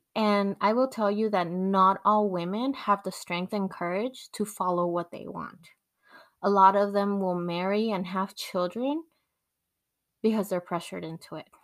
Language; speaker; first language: English; non-native, fluent; Spanish